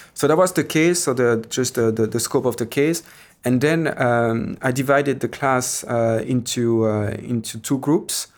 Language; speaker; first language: English; non-native, fluent; French